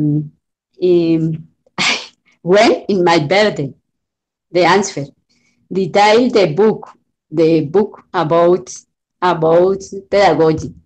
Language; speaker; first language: English; non-native, learner; Spanish